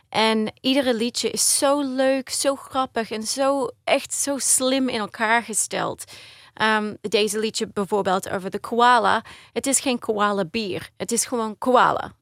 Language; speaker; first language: Dutch; early bilingual, heritage; Dutch